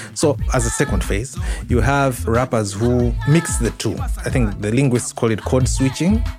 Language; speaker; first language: English; non-native, local second language; Nyanja